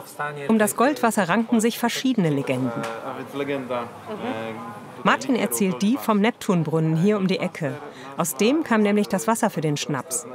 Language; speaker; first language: German; native; German